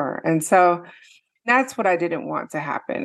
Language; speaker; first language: English; native; English